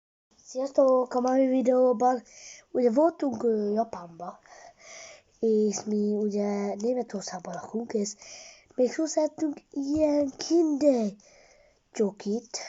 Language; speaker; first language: Hungarian; early bilingual, heritage; Hungarian